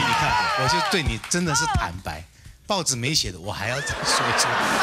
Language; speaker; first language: Chinese; native; Chinese